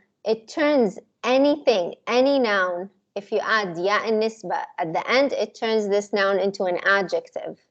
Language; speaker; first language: English; non-native, fluent; Arabic